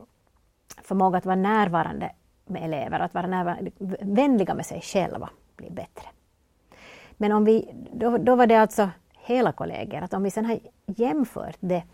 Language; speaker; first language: Swedish; native; Swedish